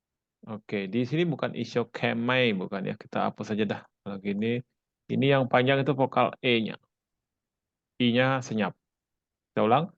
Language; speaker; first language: Indonesian; native; Indonesian